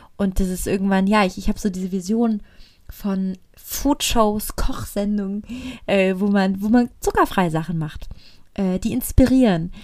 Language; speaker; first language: German; native; German